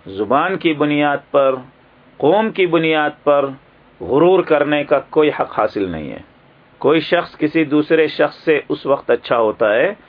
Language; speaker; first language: Urdu; native; Urdu